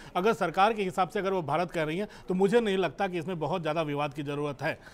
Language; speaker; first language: Hindi; native; Hindi